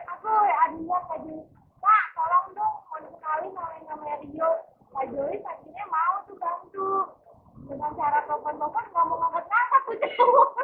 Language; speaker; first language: Indonesian; native; Indonesian